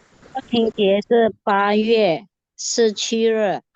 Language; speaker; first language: Chinese; non-native, learner; Indonesian